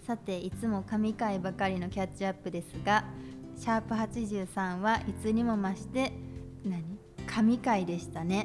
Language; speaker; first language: Japanese; native; Japanese